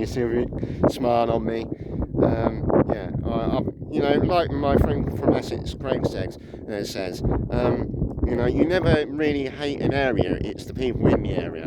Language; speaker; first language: English; native; English